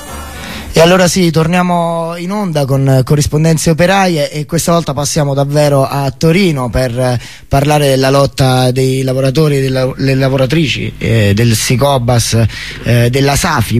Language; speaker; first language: Italian; native; Italian